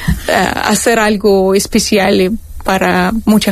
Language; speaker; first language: Spanish; non-native, fluent; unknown